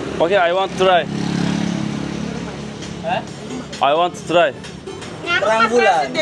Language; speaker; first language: English; non-native, learner; Turkish